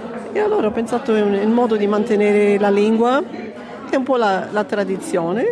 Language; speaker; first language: Italian; early bilingual, heritage; Italian